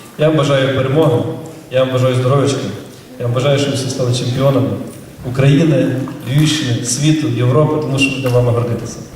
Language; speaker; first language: Ukrainian; native; Ukrainian